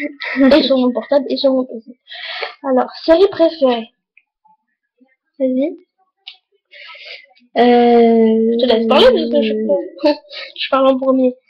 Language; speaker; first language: French; native; French